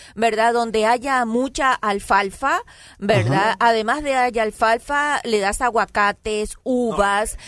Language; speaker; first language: Spanish; native; Spanish